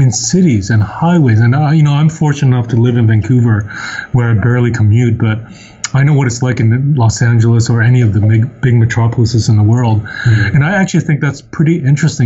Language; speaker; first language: English; non-native, local second language; Cantonese